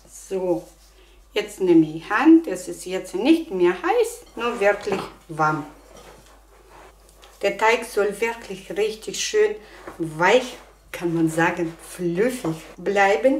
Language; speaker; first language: German; non-native, fluent; Russian